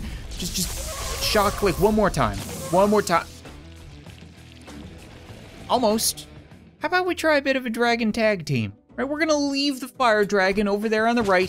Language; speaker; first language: English; native; English